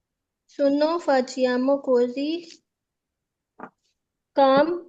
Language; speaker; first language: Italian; non-native, learner; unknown